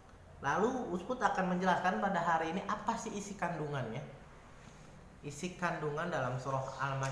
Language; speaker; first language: Indonesian; native; Indonesian